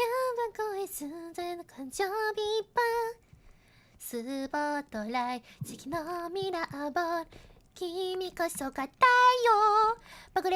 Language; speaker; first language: Japanese; non-native, learner; English